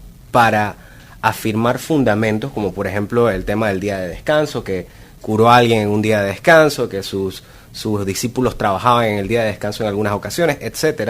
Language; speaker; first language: Spanish; native; Spanish